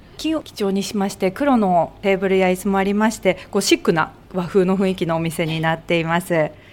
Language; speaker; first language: Japanese; native; Japanese